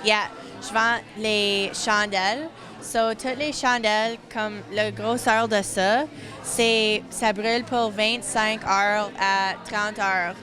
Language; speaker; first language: French; non-native, learner; English